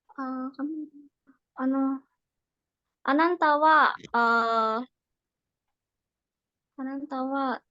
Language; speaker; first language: Japanese; non-native, learner; Indonesian